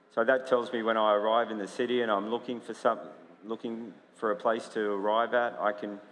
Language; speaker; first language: English; native; English